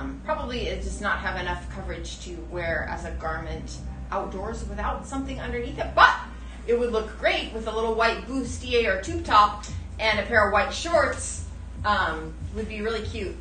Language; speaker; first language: English; native; English